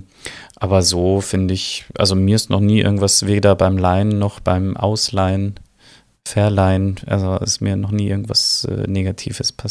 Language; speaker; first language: German; native; German